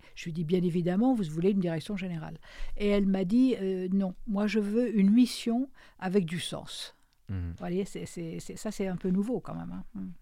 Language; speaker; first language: French; native; French